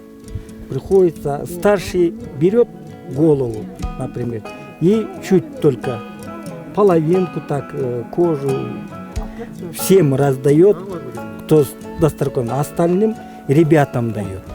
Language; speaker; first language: Russian; non-native, local second language; Kyrgyz